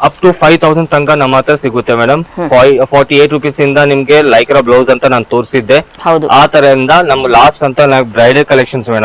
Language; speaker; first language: Kannada; non-native, local second language; Telugu